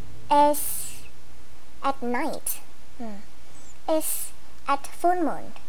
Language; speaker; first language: English; non-native, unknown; Vietnamese